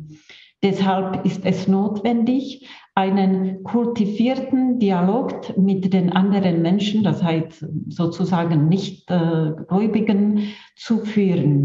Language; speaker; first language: German; non-native, fluent; Czech